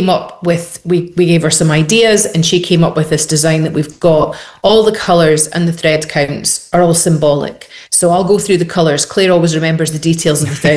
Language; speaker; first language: English; native; English